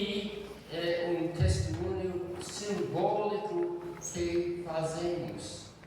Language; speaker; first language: Portuguese; non-native, fluent; English